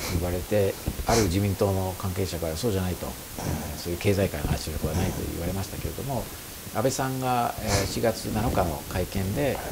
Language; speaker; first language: Japanese; non-native, fluent; English